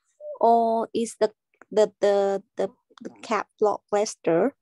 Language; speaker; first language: English; non-native, learner; Vietnamese